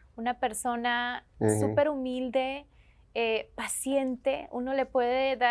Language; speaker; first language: Spanish; native; Spanish